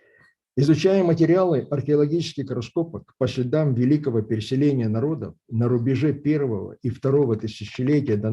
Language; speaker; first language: Russian; native; Russian